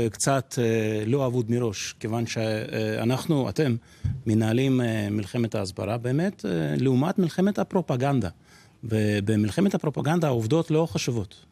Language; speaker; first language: Hebrew; non-native, fluent; Russian